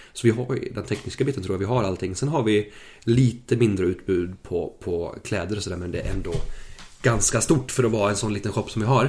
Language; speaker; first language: Swedish; early bilingual, other home language; German